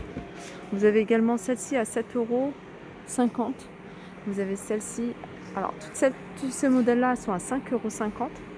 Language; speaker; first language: French; native; French